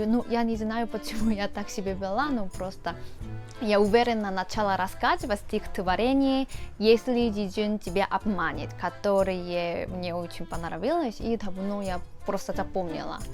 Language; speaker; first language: Russian; non-native, fluent; Korean